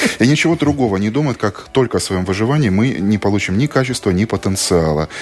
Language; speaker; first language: Russian; native; Russian